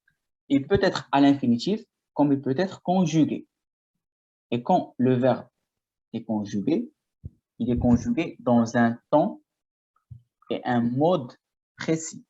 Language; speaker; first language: French; non-native, fluent; Arabic